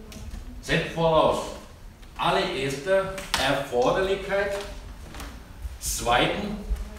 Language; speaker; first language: German; non-native, learner; Thai